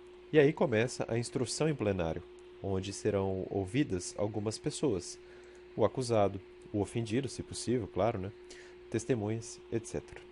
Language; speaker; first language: Portuguese; native; Portuguese